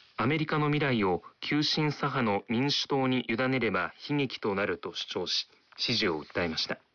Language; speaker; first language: Japanese; native; Japanese